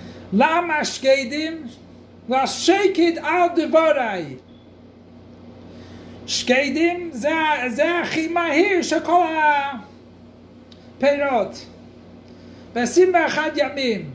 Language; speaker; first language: Hebrew; non-native, fluent; English